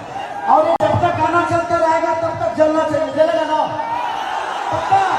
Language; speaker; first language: Hindi; non-native, local second language; Bhojpuri